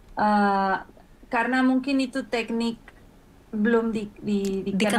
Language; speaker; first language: Indonesian; non-native, fluent; Spanish